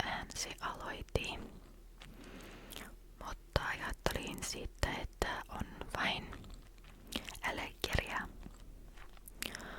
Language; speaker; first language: Finnish; non-native, learner; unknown